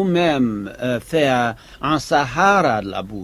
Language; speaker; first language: French; non-native, fluent; English